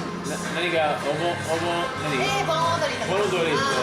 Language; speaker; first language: Japanese; non-native, learner; English